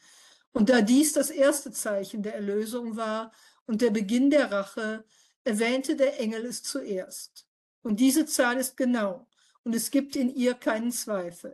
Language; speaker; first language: German; native; German